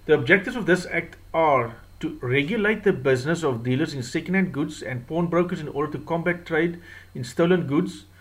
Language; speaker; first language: English; non-native, local second language; Afrikaans